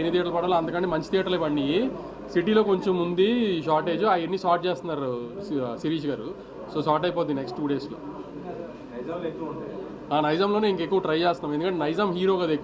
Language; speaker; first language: Telugu; native; Telugu